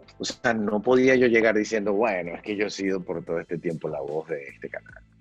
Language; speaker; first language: Spanish; native; Spanish